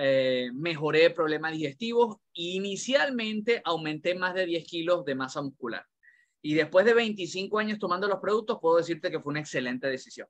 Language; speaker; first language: Spanish; native; Spanish